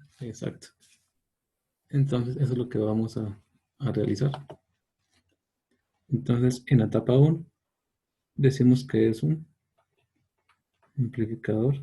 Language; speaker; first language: Spanish; native; Spanish